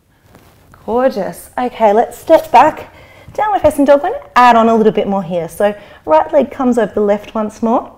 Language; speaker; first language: English; native; English